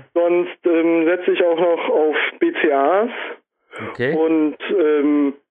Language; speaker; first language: German; native; German